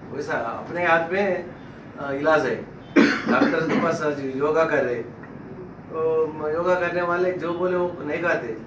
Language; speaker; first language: Hindi; non-native, local second language; Telugu